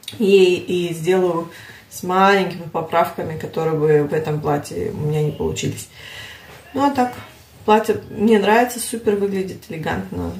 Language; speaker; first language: Russian; early bilingual, heritage; Russian